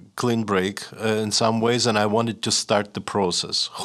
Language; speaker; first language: English; non-native, fluent; Russian